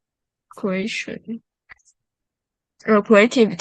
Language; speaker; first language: English; non-native, learner; Chinese